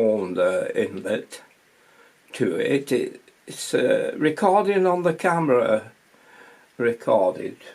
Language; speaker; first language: English; native; English